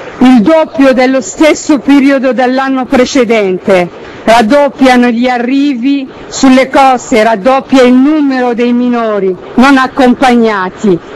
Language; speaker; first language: Italian; non-native, fluent; Arabic